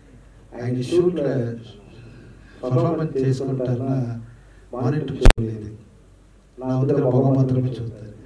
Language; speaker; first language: Telugu; non-native, learner; Tamil